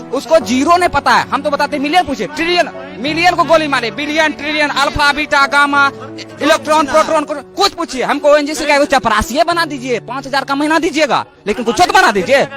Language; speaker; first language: Hindi; native; Hindi